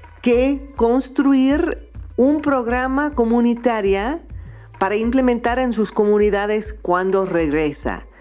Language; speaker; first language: Spanish; non-native, fluent; English